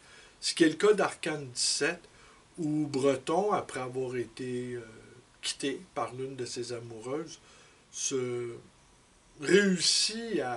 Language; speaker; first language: French; native; French